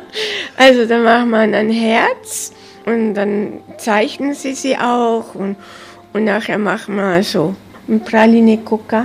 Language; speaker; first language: German; early bilingual, heritage; German